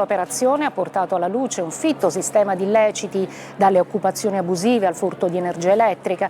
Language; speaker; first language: Italian; native; Italian